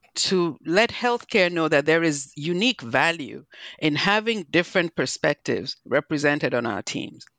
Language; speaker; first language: English; non-native, local second language; Igbo